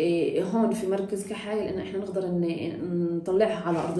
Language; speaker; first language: Arabic; native; Arabic